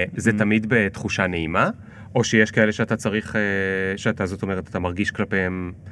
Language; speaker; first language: Hebrew; native; Hebrew